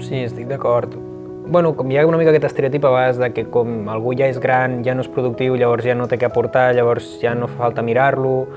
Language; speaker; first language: Catalan; native; Catalan